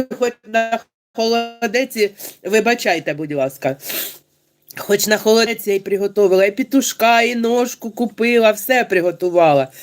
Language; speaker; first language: Ukrainian; non-native, local second language; Russian